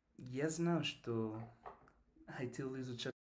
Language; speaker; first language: Russian; non-native, learner; English